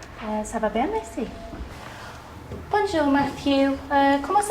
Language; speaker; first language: French; non-native, learner; English